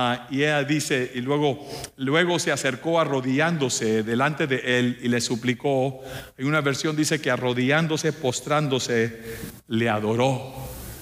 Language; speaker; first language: Spanish; early bilingual, heritage; Spanish